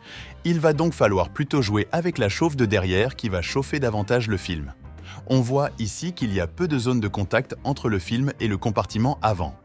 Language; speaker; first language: French; native; French